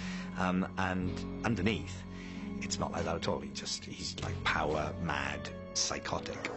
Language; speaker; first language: English; native; English